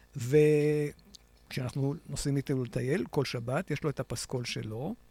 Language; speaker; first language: Hebrew; native; Hebrew